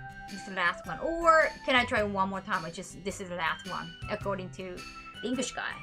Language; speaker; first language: English; non-native, fluent; Japanese